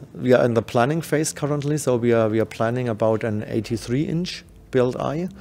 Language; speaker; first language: English; non-native, fluent; German